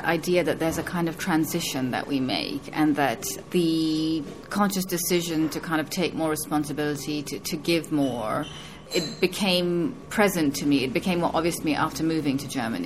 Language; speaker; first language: English; native; English